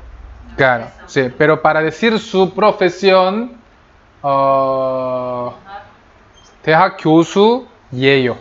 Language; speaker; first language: Spanish; non-native, fluent; Korean